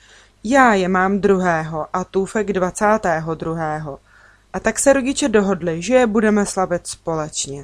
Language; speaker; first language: Czech; native; Czech